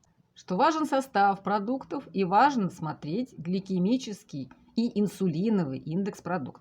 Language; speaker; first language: Russian; native; Russian